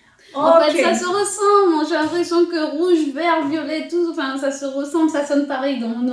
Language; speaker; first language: French; native; French